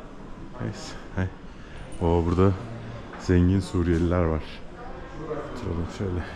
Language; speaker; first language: Turkish; native; Turkish